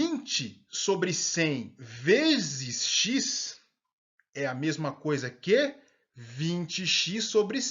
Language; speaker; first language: Portuguese; native; Portuguese